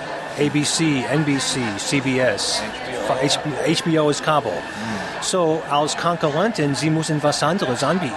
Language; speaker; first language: German; non-native, fluent; English